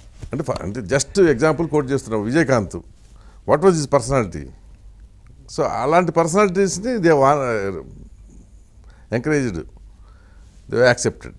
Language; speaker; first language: Telugu; native; Telugu